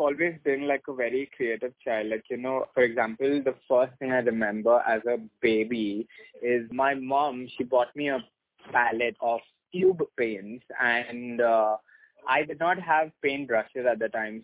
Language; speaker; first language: English; non-native, local second language; Hindi